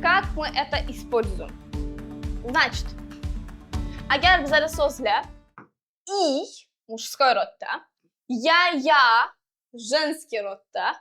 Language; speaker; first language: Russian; non-native, local second language; Uzbek